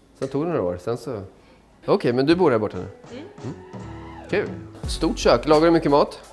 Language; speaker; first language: Swedish; native; Swedish